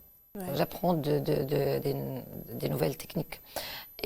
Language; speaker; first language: French; non-native, local second language; Arabic